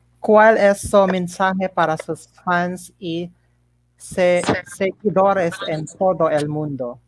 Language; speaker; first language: Spanish; non-native, learner; Filipino